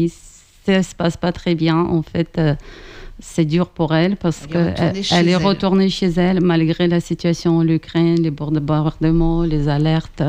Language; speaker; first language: French; non-native, fluent; Ukrainian